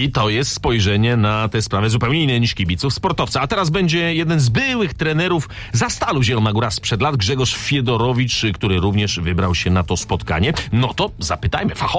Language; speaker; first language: Polish; native; Polish